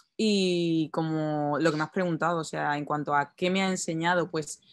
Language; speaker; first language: Spanish; native; Spanish